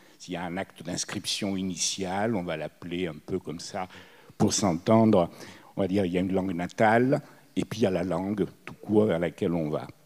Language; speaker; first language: French; early bilingual, other home language; Italian